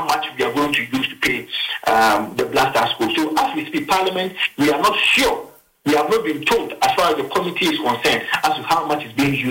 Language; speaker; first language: English; non-native, local second language; Akan